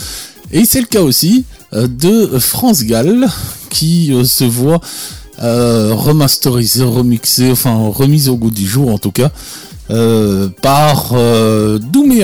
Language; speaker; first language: French; native; French